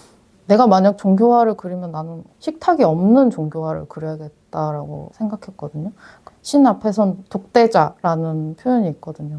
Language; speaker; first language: Korean; native; Korean